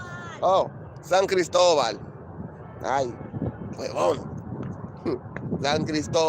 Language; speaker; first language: Spanish; non-native, learner; English